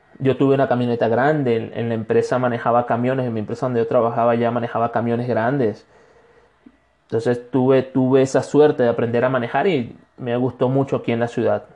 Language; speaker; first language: Spanish; native; Spanish